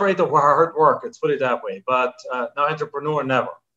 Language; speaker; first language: English; non-native, fluent; German